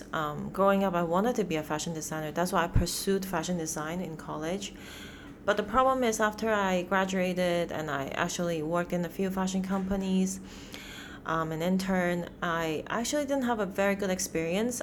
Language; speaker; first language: English; non-native, local second language; Cantonese